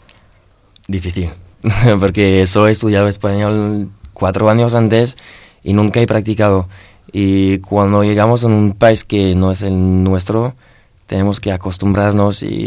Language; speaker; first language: Spanish; non-native, learner; French